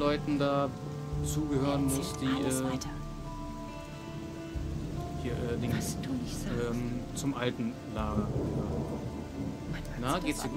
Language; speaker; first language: German; native; German